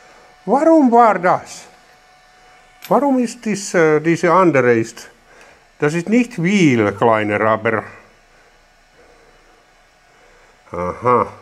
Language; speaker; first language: German; non-native, learner; Finnish